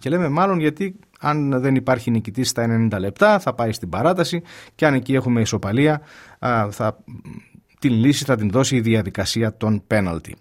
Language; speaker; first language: Greek; native; Greek